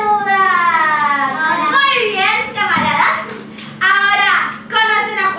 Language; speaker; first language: Spanish; native; Spanish